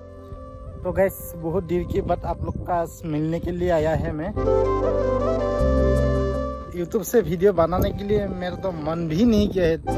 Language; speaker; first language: Hindi; non-native, learner; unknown